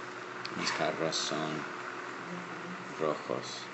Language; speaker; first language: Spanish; non-native, fluent; English